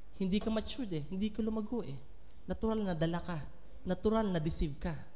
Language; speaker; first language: Filipino; native; Filipino